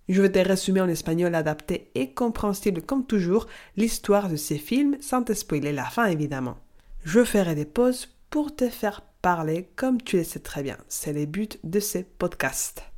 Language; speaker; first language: French; non-native, fluent; Spanish